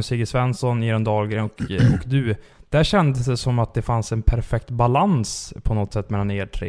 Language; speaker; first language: Swedish; native; Swedish